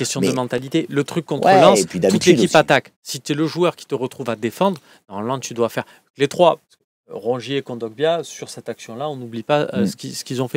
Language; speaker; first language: French; native; French